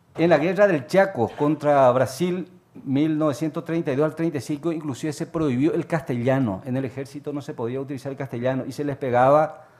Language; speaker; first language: Spanish; native; Spanish